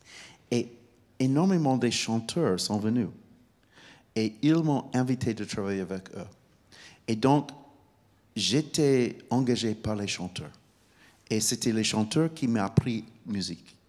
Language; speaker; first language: French; non-native, fluent; English